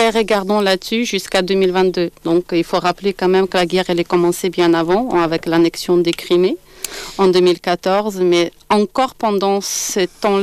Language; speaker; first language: French; non-native, fluent; Ukrainian